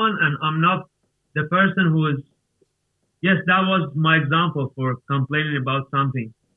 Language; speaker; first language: English; non-native, learner; Persian